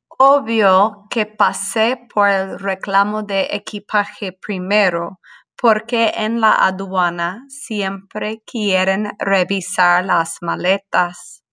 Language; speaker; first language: Spanish; non-native, fluent; English